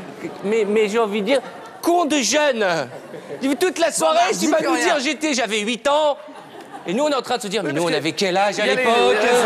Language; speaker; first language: French; native; French